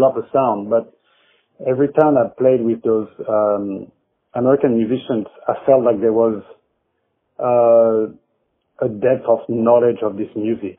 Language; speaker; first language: English; non-native, fluent; French